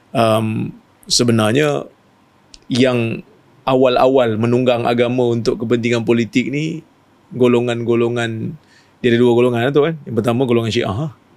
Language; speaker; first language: Malay; native; Malay